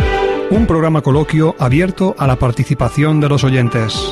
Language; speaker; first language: Spanish; native; Spanish